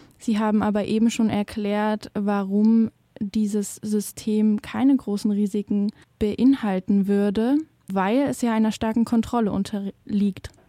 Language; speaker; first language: German; native; German